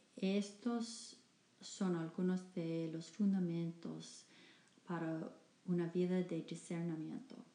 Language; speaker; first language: Spanish; non-native, fluent; English